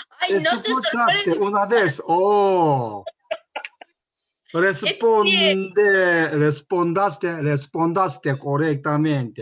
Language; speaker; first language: Spanish; non-native, learner; Korean